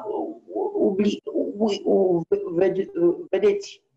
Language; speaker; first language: French; non-native, learner; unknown